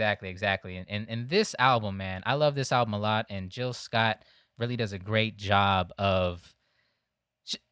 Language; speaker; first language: English; native; English